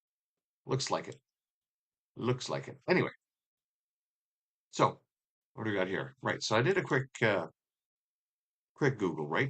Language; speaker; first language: English; native; English